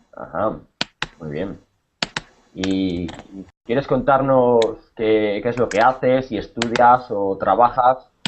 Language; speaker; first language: Spanish; native; Spanish